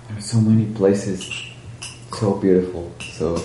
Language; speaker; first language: English; non-native, learner; Spanish